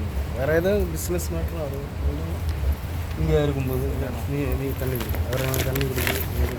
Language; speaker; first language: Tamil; non-native, local second language; Malayalam